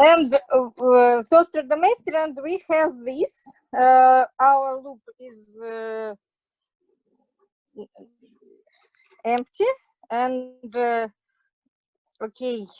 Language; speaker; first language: English; non-native, learner; Russian